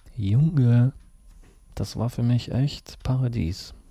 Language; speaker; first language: German; early bilingual, other home language; Russian